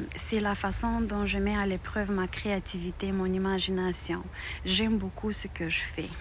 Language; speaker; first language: French; non-native, fluent; Romanian